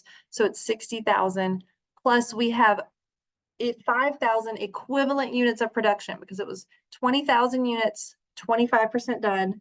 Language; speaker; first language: English; native; English